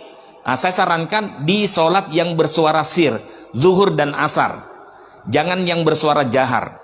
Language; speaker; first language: Indonesian; native; Indonesian